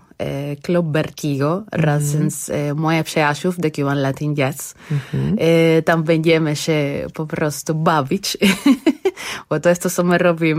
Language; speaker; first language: Polish; non-native, learner; Spanish